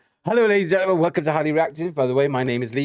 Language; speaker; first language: English; native; English